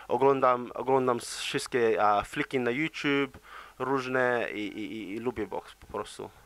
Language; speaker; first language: Polish; early bilingual, heritage; English